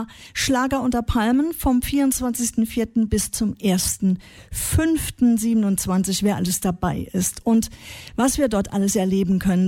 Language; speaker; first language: German; native; German